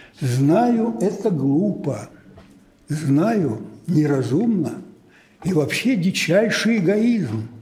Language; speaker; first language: Russian; native; Russian